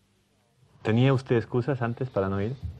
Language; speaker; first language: Spanish; native; Spanish